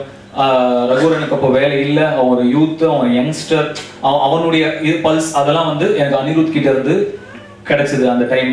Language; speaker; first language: Tamil; native; Tamil